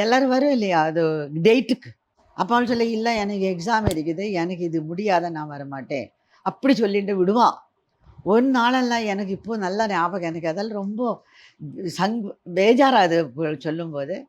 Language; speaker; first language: Tamil; non-native, learner; Malayalam